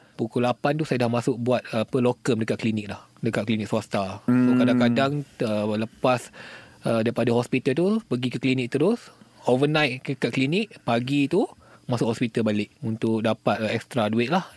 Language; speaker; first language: Malay; native; Malay